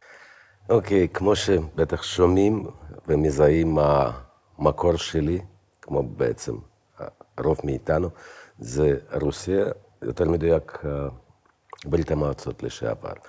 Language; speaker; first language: Hebrew; non-native, fluent; Russian